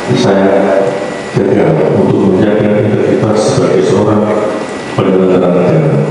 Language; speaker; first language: Indonesian; non-native, local second language; Javanese